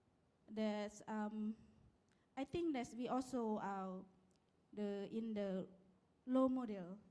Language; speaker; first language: English; non-native, learner; Lao